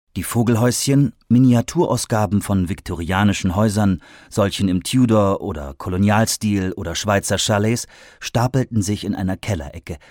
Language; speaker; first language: German; native; German